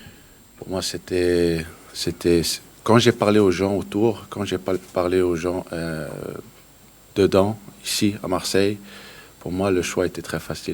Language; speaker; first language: French; non-native, learner; Danish